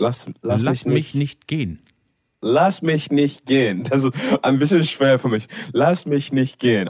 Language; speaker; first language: German; non-native, learner; English